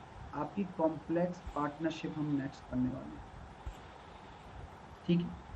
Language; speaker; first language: Hindi; native; Hindi